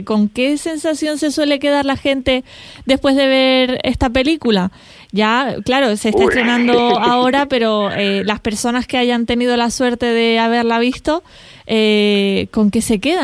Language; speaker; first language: Spanish; native; Spanish